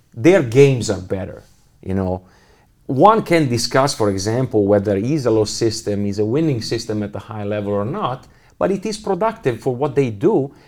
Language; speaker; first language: English; non-native, fluent; Italian